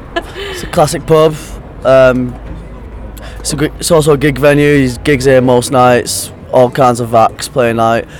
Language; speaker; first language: English; native; English